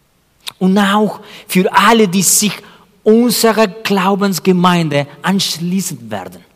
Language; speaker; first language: German; non-native, fluent; Spanish